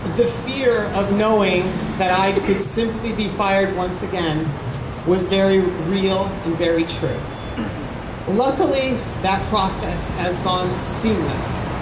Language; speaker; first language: English; native; English